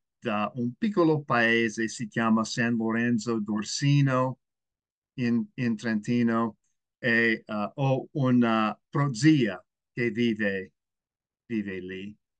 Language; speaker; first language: Italian; non-native, learner; English